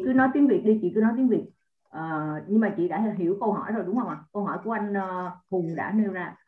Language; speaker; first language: Vietnamese; native; Vietnamese